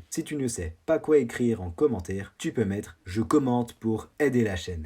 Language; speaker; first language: French; native; French